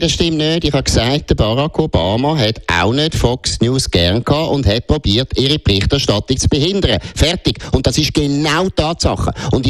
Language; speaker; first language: German; native; German